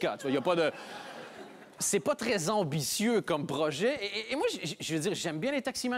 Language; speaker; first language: French; native; French